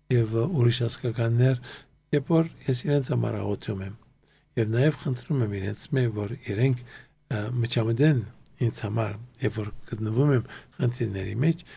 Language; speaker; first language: Armenian; early bilingual, heritage; Armenian